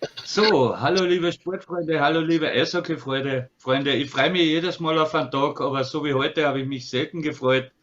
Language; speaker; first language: German; native; German